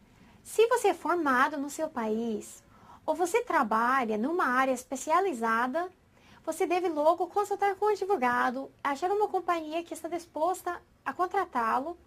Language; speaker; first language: Portuguese; non-native, fluent; English